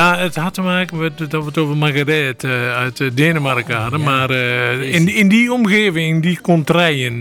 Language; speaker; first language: Dutch; native; Dutch